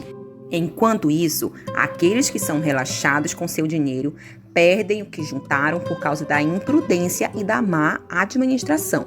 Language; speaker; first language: Portuguese; native; Portuguese